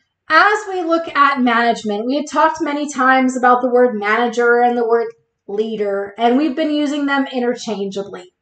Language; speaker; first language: English; native; English